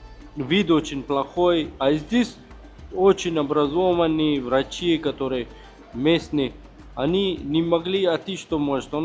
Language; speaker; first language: Russian; non-native, fluent; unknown